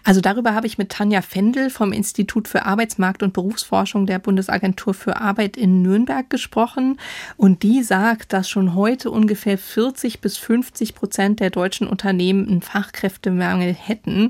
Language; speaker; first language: German; native; German